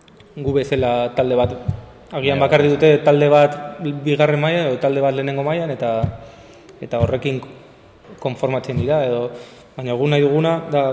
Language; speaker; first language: Basque; non-native, local second language; Spanish